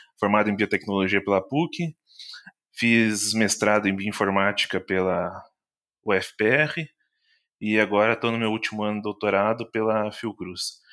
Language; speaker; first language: Portuguese; native; Portuguese